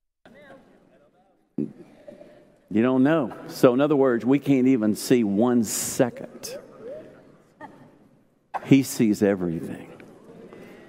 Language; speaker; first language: English; native; English